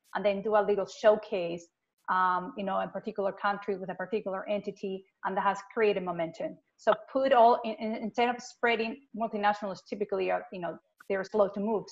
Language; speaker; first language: English; non-native, fluent; Spanish